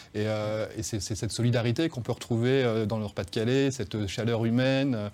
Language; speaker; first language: French; native; French